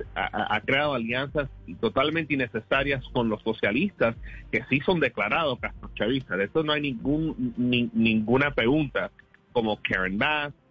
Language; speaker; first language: Spanish; early bilingual, heritage; Spanish